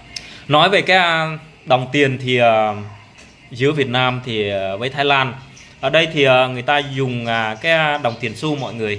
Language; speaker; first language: Vietnamese; non-native, local second language; Jarai